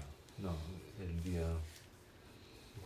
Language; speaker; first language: Spanish; non-native, fluent; English